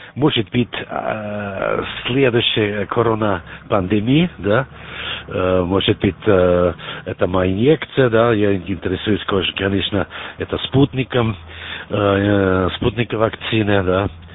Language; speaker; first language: Russian; non-native, learner; German